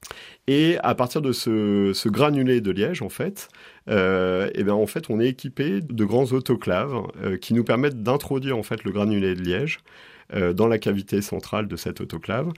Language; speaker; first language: French; native; French